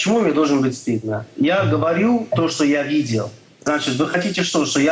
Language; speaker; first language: Russian; non-native, fluent; English